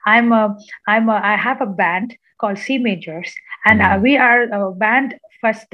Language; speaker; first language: English; non-native, local second language; Malayalam